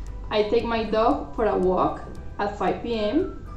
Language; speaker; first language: English; non-native, fluent; Spanish